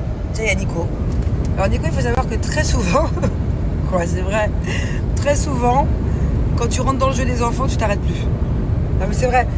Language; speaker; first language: French; native; French